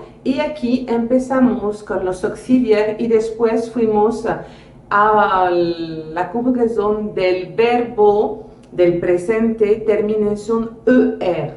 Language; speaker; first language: Spanish; non-native, fluent; French